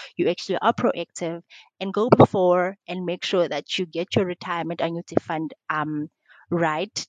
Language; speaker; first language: English; non-native, local second language; Xhosa